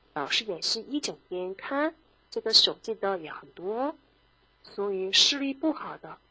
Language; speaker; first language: Chinese; non-native, fluent; Korean